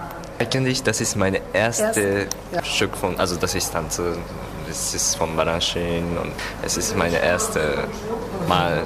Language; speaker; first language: German; non-native, learner; Japanese